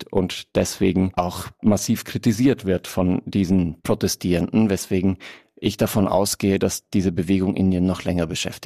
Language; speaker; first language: German; native; German